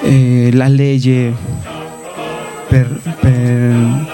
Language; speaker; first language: Italian; non-native, learner; Spanish